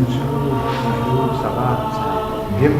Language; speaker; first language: French; non-native, learner; Spanish